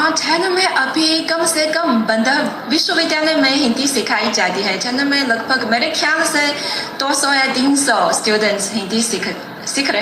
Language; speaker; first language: Hindi; non-native, fluent; Chinese